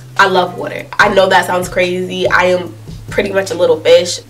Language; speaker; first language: English; native; English